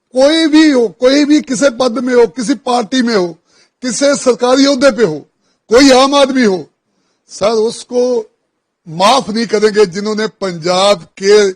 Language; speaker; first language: Hindi; non-native, local second language; Punjabi